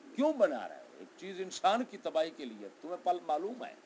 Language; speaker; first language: Urdu; non-native, local second language; Punjabi